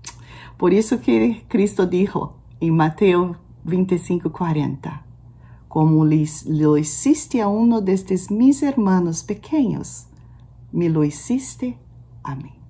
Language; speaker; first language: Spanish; non-native, learner; Portuguese